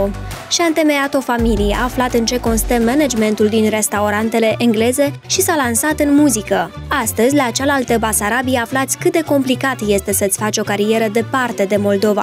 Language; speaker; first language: Romanian; native; Romanian